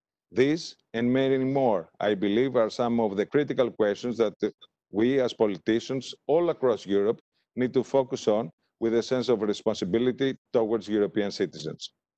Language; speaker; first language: English; non-native, fluent; Greek